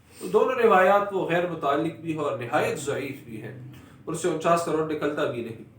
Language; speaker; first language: Urdu; non-native, local second language; Pashto